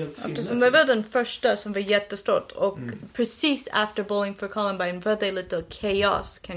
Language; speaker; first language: Swedish; non-native, learner; English